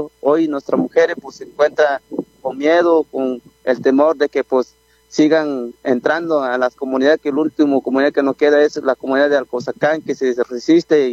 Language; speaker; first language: Spanish; non-native, local second language; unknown